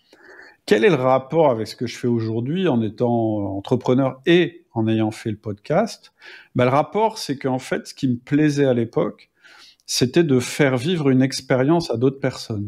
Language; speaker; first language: French; native; French